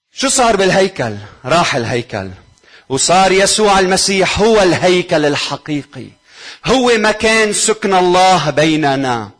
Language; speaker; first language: Arabic; native; Arabic